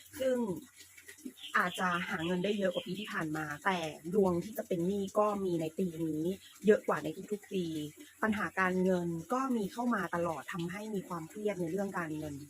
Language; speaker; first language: Thai; native; Thai